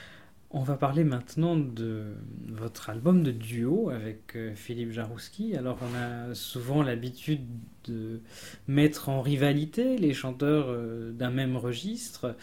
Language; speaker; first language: French; native; French